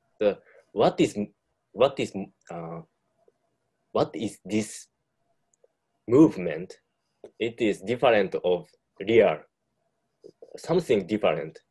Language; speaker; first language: English; non-native, learner; Japanese